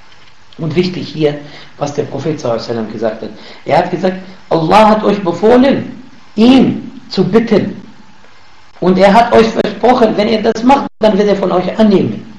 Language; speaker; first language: German; non-native, learner; Arabic